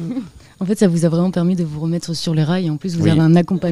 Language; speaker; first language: French; native; French